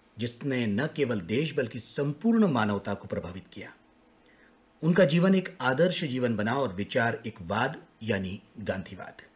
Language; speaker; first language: Hindi; non-native, local second language; Marathi